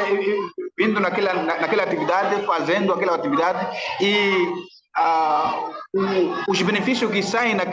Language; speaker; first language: Portuguese; non-native, local second language; Nyanja